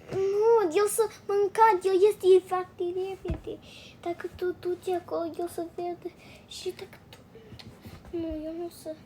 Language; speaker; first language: Romanian; early bilingual, heritage; Romanian